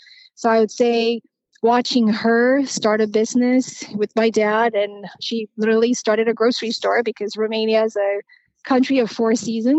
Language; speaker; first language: English; non-native, fluent; Romanian